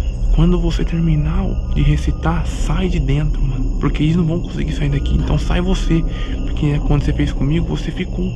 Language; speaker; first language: Portuguese; native; Portuguese